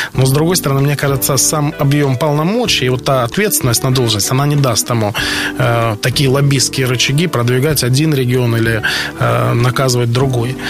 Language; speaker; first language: Russian; native; Russian